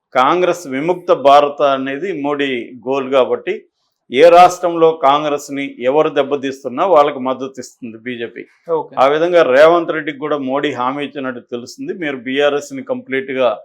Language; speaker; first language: Telugu; native; Telugu